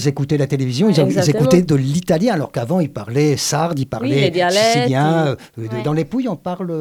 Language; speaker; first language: French; native; French